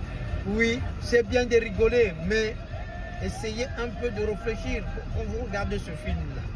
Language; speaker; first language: French; non-native, local second language; Kongo